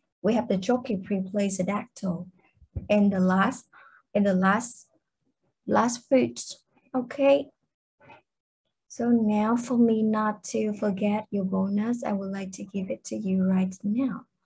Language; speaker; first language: English; non-native, fluent; Vietnamese